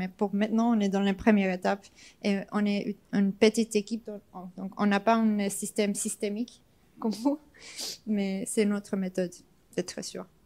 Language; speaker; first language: French; non-native, fluent; English